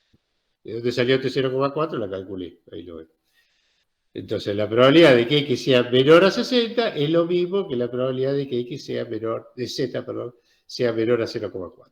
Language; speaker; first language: Spanish; native; Spanish